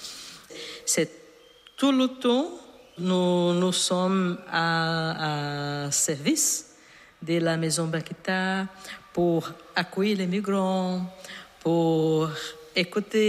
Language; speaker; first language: French; non-native, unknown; Portuguese